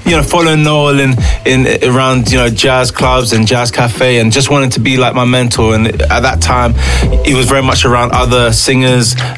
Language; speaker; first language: English; native; English